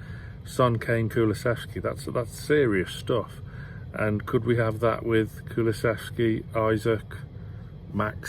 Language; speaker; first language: English; native; English